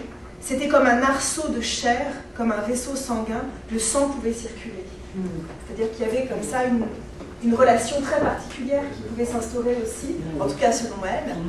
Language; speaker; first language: French; native; French